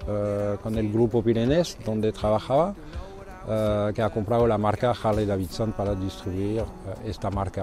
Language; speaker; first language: Spanish; non-native, fluent; French